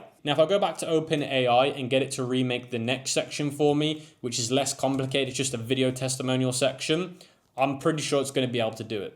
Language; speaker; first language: English; native; English